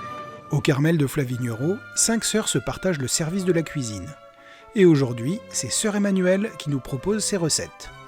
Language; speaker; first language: French; native; French